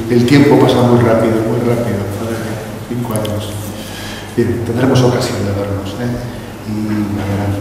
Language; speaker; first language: Spanish; native; Spanish